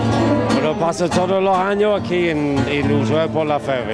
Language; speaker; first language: Spanish; non-native, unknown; English